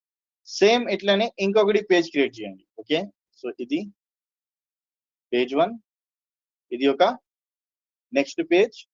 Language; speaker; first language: Telugu; native; Telugu